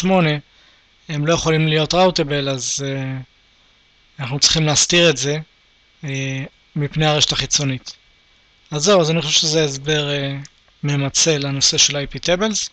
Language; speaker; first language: Hebrew; native; Hebrew